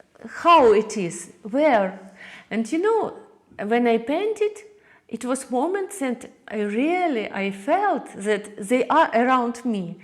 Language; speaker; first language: English; non-native, learner; Russian